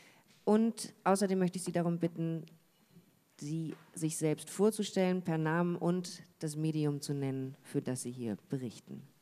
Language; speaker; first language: German; native; German